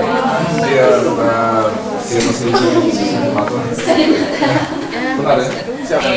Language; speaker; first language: Indonesian; non-native, learner; German